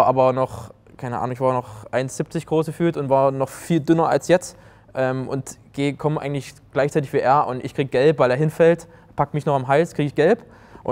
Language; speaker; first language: German; native; German